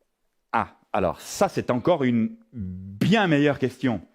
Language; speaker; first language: French; native; French